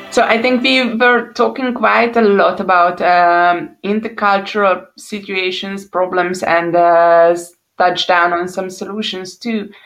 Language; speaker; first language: English; non-native, fluent; Hungarian